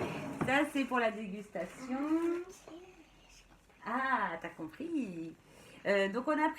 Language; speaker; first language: French; native; French